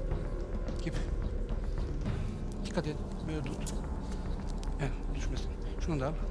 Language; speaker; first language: Turkish; native; Turkish